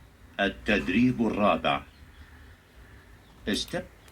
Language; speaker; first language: Arabic; non-native, learner; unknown